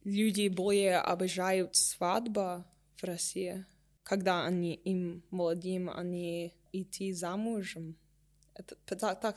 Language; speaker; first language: Russian; non-native, learner; English